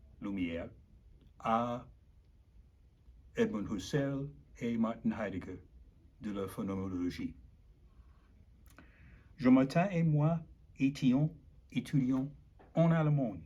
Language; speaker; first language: French; non-native, learner; English